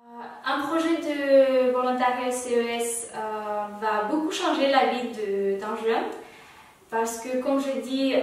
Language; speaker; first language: French; non-native, fluent; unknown